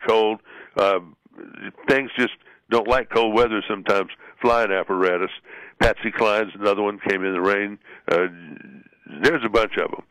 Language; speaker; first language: English; native; English